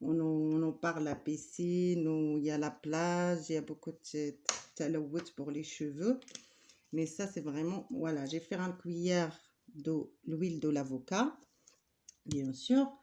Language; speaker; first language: French; non-native, learner; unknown